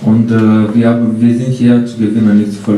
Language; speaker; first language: German; non-native, learner; Romanian